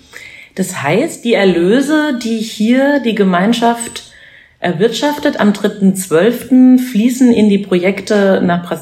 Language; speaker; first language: German; native; German